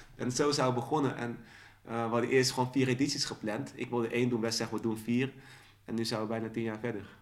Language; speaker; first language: Dutch; early bilingual, other home language; Sranan Tongo